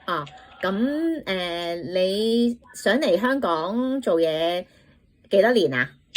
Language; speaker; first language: Cantonese; native; Cantonese